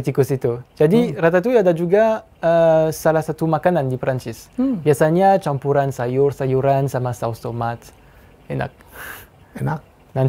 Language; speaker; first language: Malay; non-native, fluent; French